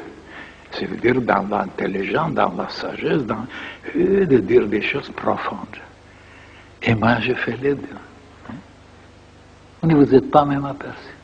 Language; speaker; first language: French; non-native, fluent; Bulgarian